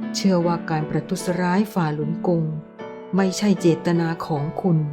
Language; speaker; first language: Thai; non-native, fluent; Chinese